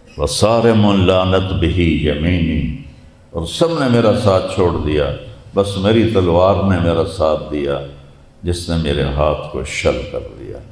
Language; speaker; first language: Urdu; non-native, local second language; Punjabi